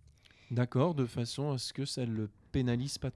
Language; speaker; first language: French; native; French